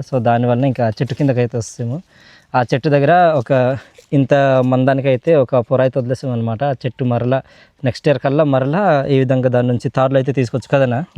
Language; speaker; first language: Telugu; non-native, local second language; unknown